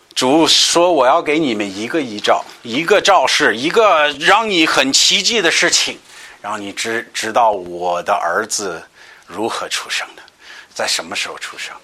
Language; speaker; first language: Chinese; non-native, fluent; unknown